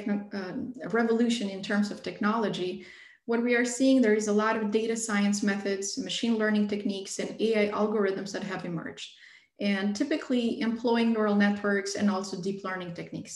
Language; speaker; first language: English; non-native, fluent; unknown